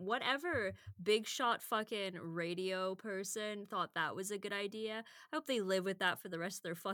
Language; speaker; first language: English; native; English